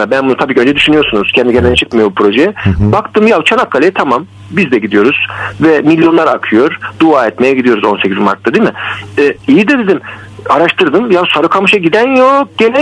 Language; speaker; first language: Turkish; native; Turkish